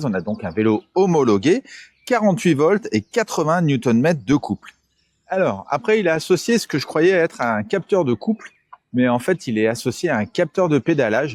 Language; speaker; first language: French; native; French